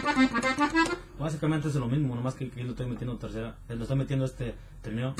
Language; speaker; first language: Spanish; native; Spanish